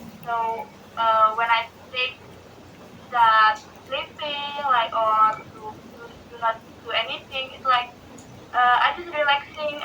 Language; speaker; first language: English; non-native, learner; Indonesian